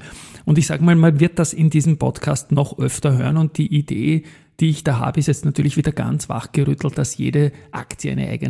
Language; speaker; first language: German; native; German